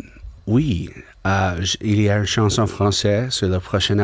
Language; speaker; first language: French; non-native, local second language; English